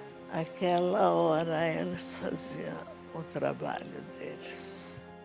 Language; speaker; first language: Portuguese; non-native, fluent; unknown